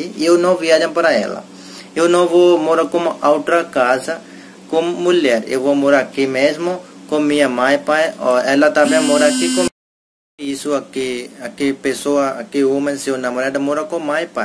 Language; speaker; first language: Portuguese; non-native, learner; Hindi